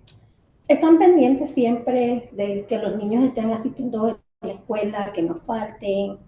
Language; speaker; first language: Spanish; early bilingual, heritage; Spanish